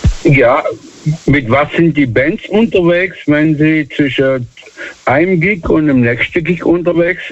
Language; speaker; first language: German; native; German